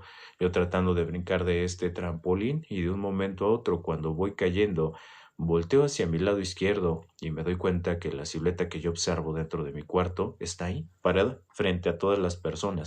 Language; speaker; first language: Spanish; native; Spanish